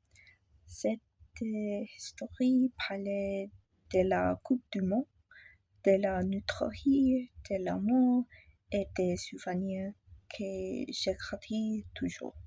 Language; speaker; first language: French; non-native, learner; English